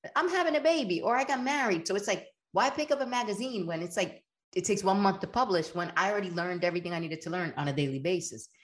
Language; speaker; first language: English; early bilingual, other home language; Spanish